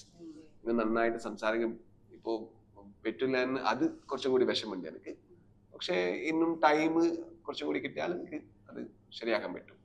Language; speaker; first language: Malayalam; non-native, learner; Kannada